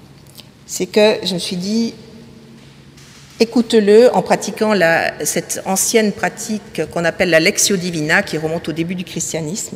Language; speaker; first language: French; native; French